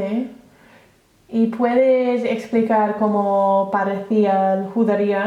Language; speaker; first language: Spanish; non-native, learner; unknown